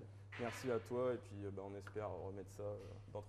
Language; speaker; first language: French; native; French